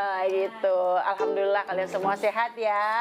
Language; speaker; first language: Indonesian; native; Indonesian